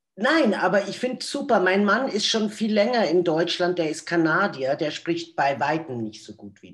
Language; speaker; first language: German; native; German